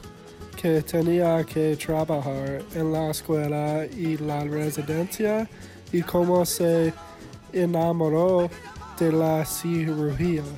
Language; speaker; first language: Spanish; non-native, learner; English